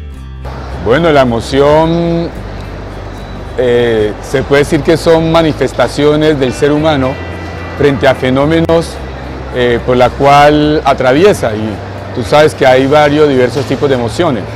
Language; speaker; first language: Spanish; native; Spanish